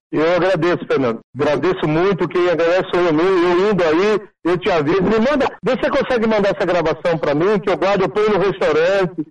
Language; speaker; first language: Portuguese; native; Portuguese